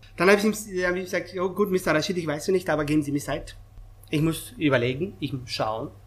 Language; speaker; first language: German; non-native, fluent; Persian